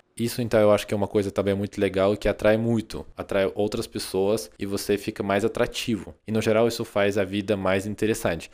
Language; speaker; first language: Portuguese; non-native, fluent; Russian